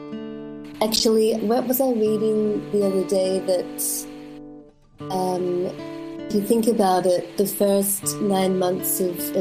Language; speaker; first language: English; native; English